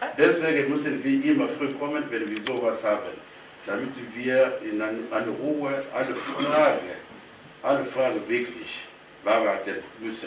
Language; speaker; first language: German; non-native, fluent; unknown